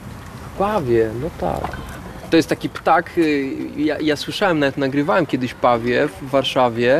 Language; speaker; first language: Polish; native; Polish